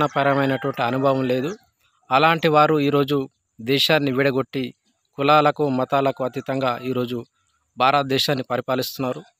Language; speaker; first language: Telugu; non-native, local second language; Gondi